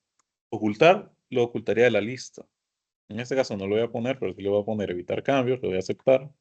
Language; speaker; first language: Spanish; native; Spanish